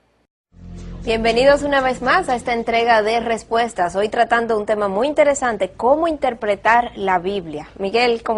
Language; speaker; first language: Spanish; native; Spanish